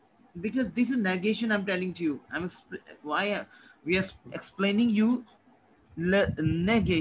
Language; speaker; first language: English; non-native, local second language; Hindi